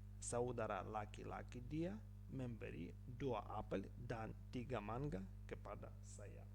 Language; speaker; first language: Indonesian; non-native, learner; Ukrainian